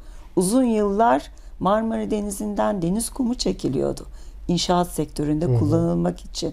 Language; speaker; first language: Turkish; native; Turkish